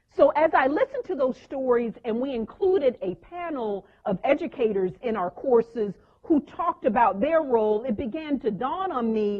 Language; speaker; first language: English; native; English